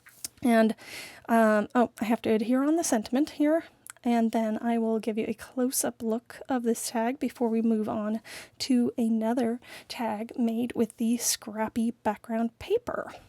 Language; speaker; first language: English; native; English